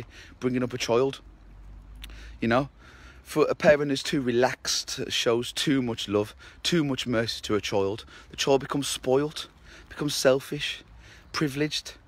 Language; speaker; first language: English; native; English